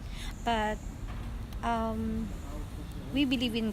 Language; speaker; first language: English; non-native, learner; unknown